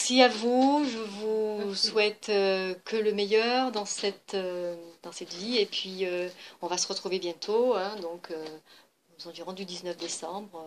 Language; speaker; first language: French; native; French